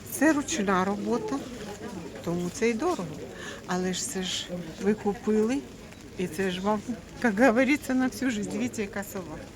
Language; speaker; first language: Ukrainian; native; Ukrainian